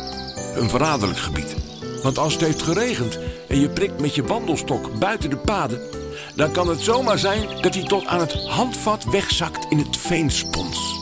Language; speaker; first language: Dutch; native; Dutch